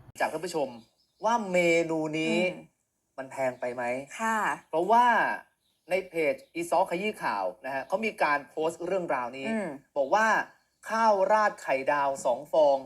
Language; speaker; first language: Thai; native; Thai